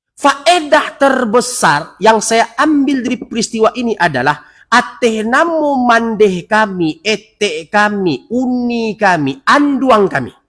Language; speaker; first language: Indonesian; non-native, local second language; Minangkabau